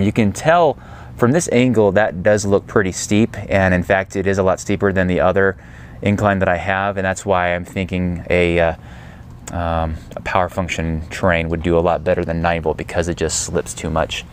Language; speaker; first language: English; native; English